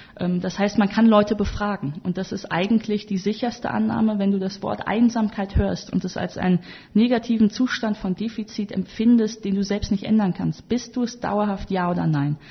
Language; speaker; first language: German; native; German